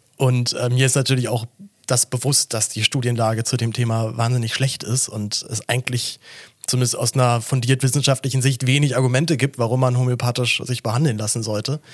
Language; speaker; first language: German; native; German